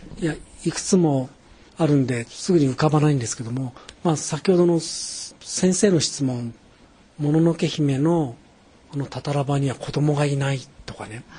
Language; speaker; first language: Japanese; native; Japanese